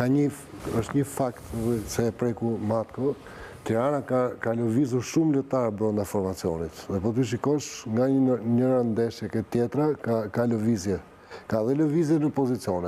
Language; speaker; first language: Albanian; native; Albanian